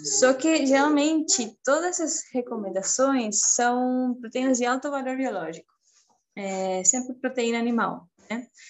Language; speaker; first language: Portuguese; non-native, fluent; Spanish